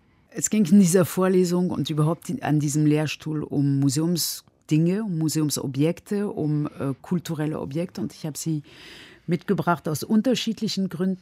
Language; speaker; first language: German; non-native, fluent; French